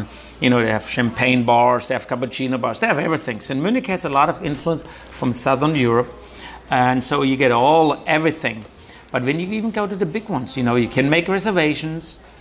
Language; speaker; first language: English; non-native, fluent; German